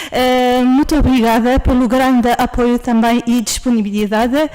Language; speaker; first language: Portuguese; non-native, fluent; Arabic